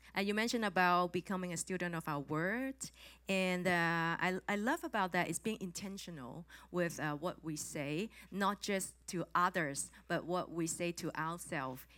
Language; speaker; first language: English; non-native, local second language; Cantonese